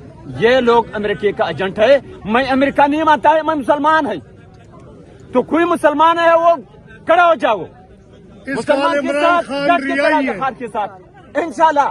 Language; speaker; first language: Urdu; non-native, local second language; Pashto